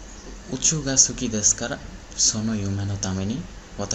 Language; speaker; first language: Japanese; non-native, learner; Bangla